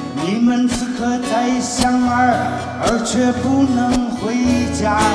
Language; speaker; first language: Chinese; native; Chinese